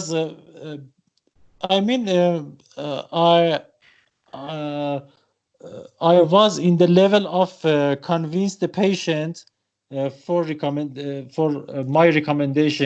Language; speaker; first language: English; non-native, learner; Persian